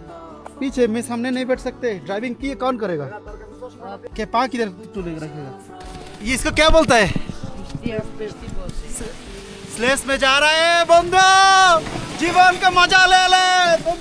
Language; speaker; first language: Hindi; non-native, learner; Bangla